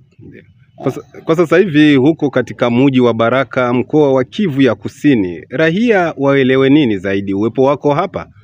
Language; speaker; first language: Swahili; native; Swahili